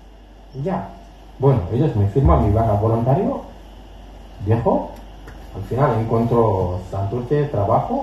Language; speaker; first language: Spanish; non-native, learner; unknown